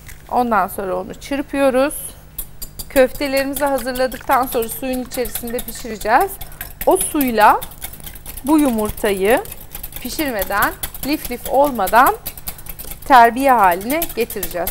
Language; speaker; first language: Turkish; native; Turkish